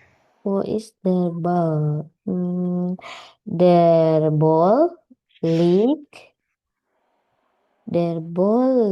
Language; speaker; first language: German; non-native, learner; Indonesian